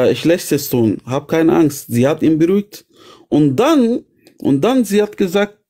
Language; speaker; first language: German; non-native, fluent; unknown